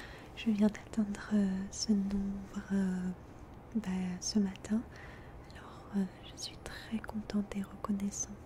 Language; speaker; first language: French; early bilingual, heritage; French